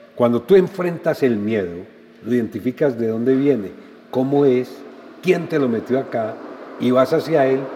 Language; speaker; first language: Spanish; native; Spanish